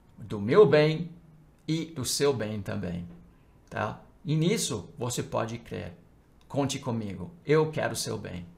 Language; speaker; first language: Portuguese; non-native, fluent; English